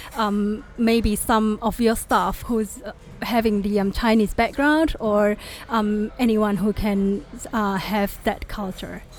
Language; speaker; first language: English; non-native, fluent; Indonesian